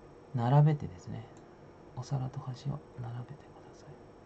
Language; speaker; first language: Japanese; non-native, fluent; Indonesian